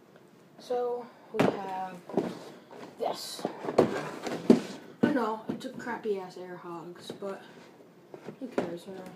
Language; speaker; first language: English; native; English